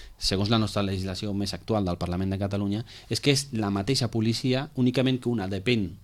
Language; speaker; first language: Catalan; non-native, local second language; Spanish